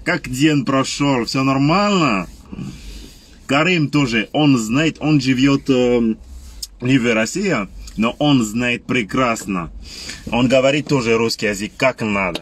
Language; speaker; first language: Russian; non-native, learner; Lingala